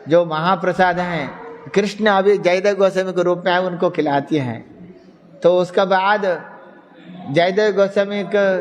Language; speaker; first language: Hindi; non-native, local second language; Kannada